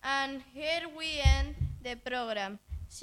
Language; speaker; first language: English; non-native, learner; Catalan